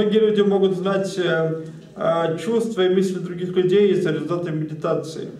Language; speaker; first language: Russian; native; Russian